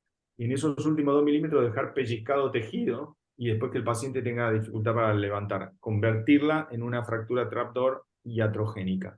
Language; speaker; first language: Spanish; native; Spanish